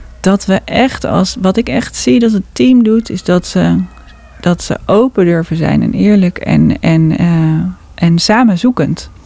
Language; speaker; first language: Dutch; native; Dutch